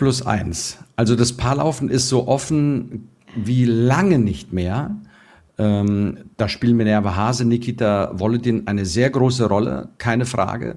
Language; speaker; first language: German; native; German